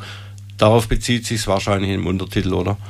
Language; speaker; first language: German; native; German